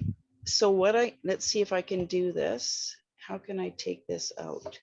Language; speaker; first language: English; native; English